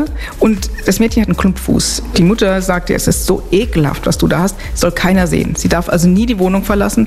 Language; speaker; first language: German; native; German